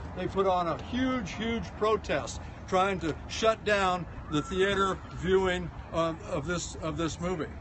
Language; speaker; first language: English; native; English